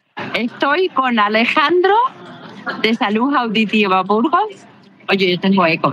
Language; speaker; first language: Spanish; native; Spanish